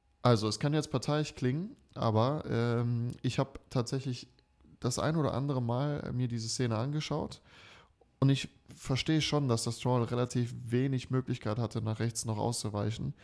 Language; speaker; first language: German; native; German